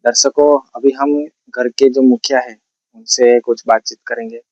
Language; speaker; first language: Hindi; non-native, local second language; Gujarati